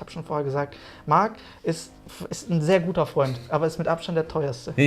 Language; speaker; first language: German; native; German